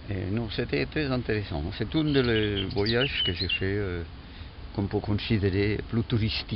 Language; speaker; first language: French; non-native, fluent; Catalan